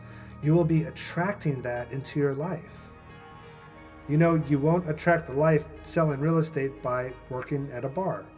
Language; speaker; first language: English; native; English